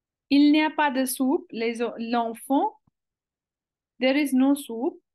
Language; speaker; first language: French; non-native, fluent; Hindi